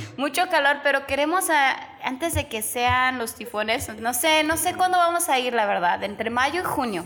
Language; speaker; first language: Spanish; native; Spanish